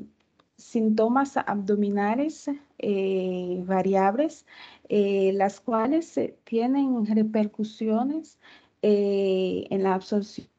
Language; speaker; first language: Spanish; non-native, fluent; Haitian Creole